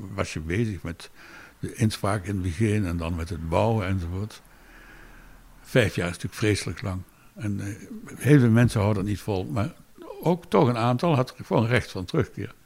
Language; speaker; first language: Dutch; native; Dutch